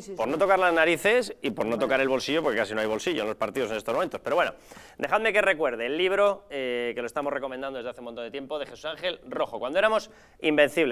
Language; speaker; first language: Spanish; native; Spanish